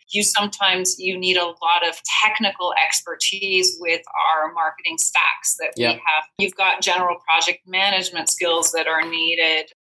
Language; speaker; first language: English; non-native, fluent; Dutch